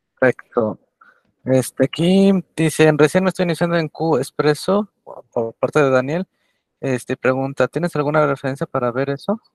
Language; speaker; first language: Spanish; native; Spanish